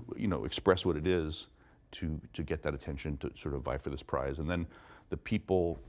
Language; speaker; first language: English; native; English